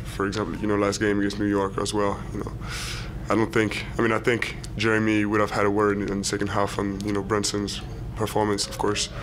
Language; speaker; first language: English; non-native, fluent; French